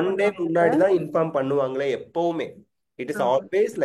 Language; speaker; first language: Tamil; native; Tamil